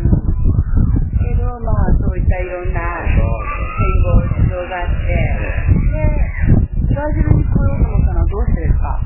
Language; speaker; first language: Japanese; native; Japanese